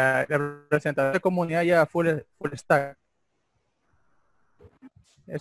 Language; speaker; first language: Spanish; native; Spanish